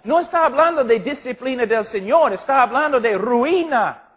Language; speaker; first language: Spanish; non-native, fluent; English